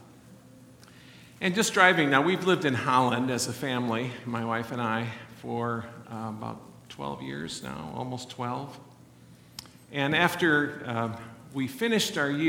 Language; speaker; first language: English; native; English